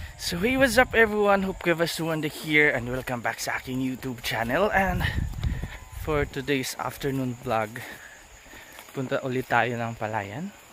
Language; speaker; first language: Filipino; non-native, local second language; Cebuano